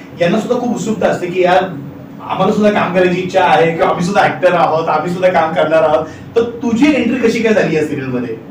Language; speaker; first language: Marathi; native; Marathi